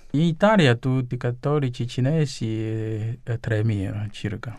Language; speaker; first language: Italian; non-native, learner; Chinese